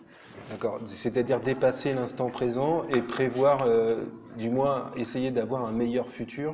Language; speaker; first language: French; native; French